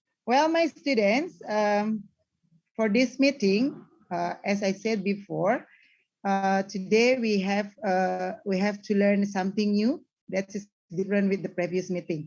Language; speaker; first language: English; non-native, learner; Indonesian